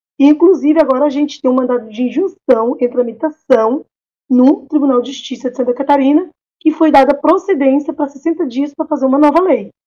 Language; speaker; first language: Portuguese; non-native, local second language; Kabuverdianu